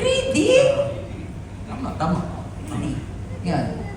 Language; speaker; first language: Filipino; native; Filipino